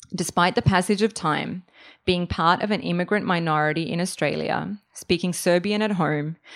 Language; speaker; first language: English; native; English